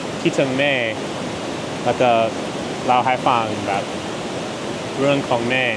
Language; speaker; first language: Thai; non-native, fluent; English